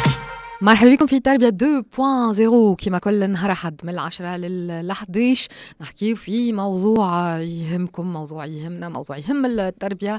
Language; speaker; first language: Arabic; native; Arabic